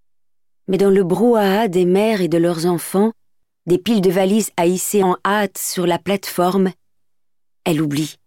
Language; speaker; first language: French; native; French